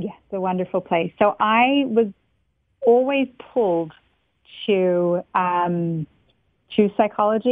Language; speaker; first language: English; native; English